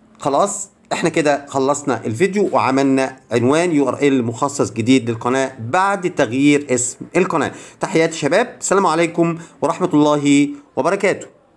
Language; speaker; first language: Arabic; native; Arabic